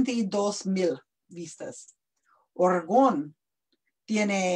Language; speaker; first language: Spanish; non-native, learner; English